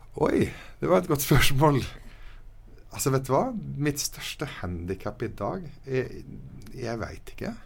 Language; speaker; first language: Norwegian; early bilingual, other home language; Arabic